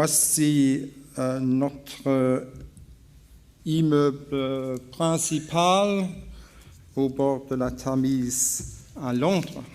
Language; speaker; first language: French; non-native, learner; English